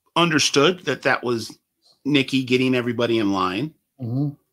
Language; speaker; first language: English; native; English